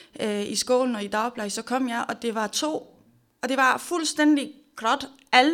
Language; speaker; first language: Danish; non-native, fluent; Romanian